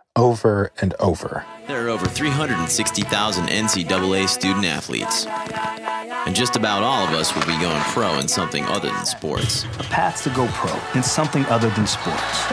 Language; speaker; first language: English; native; English